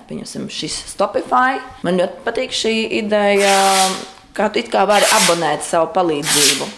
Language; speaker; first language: Latvian; native; Latvian